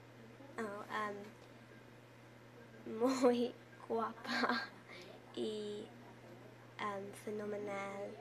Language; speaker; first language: Spanish; non-native, learner; English